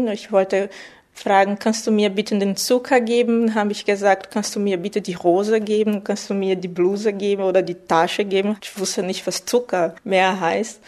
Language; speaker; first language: German; non-native, fluent; Portuguese